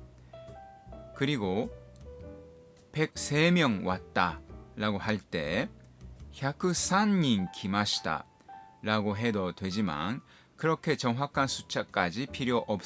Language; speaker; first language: Korean; non-native, fluent; Japanese